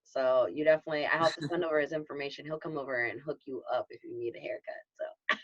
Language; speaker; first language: English; native; English